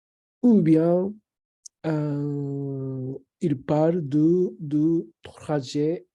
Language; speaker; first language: French; non-native, fluent; Japanese